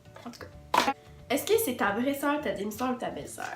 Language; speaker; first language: French; native; French